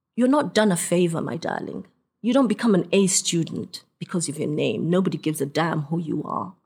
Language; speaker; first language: English; non-native, local second language; Swahili